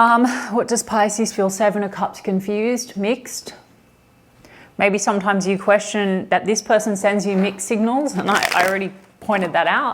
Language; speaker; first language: English; native; English